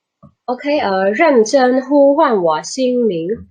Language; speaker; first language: Chinese; non-native, fluent; Khmer